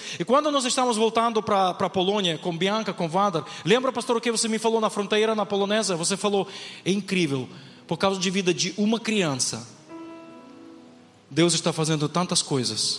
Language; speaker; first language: Portuguese; non-native, fluent; Ukrainian